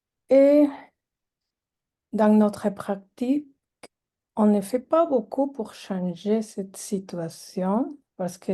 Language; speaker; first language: French; non-native, fluent; Spanish